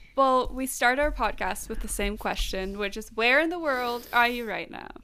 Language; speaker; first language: English; native; English